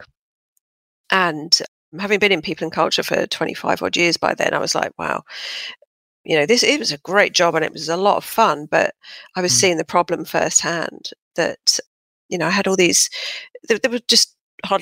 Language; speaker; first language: English; native; English